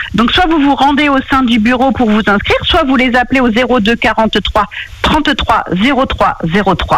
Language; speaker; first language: French; native; French